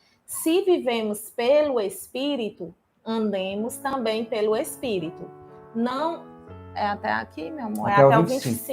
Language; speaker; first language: Portuguese; native; Portuguese